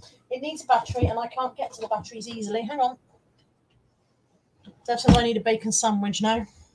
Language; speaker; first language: English; native; English